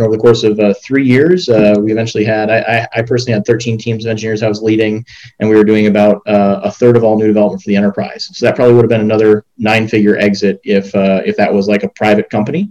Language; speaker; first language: English; native; English